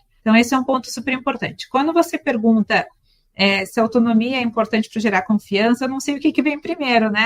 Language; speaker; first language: Portuguese; native; Portuguese